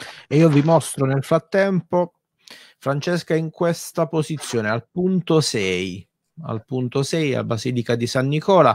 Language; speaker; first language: Italian; native; Italian